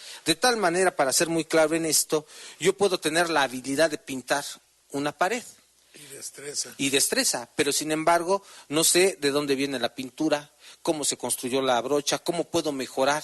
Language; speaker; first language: Spanish; native; Spanish